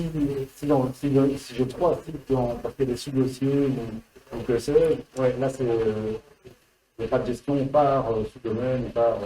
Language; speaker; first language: French; native; French